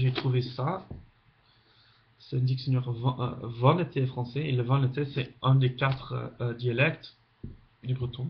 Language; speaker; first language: French; non-native, fluent; Dutch